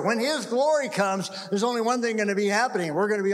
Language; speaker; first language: English; native; English